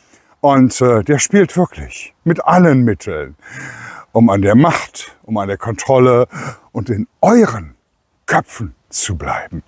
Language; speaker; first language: German; native; German